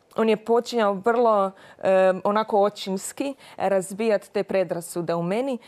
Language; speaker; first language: Croatian; native; Croatian